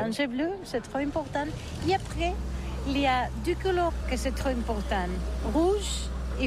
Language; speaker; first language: French; non-native, learner; Catalan